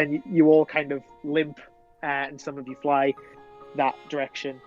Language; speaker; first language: English; native; English